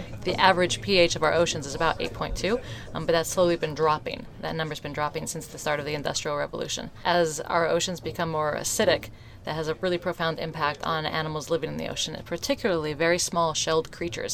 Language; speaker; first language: English; native; English